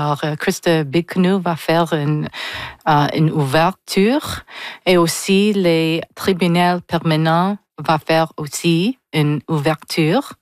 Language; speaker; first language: French; non-native, local second language; English